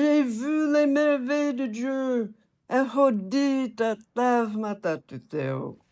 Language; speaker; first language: French; non-native, fluent; English